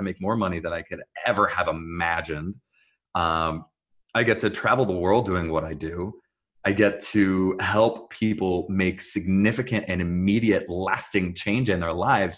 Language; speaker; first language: English; early bilingual, other home language; Hebrew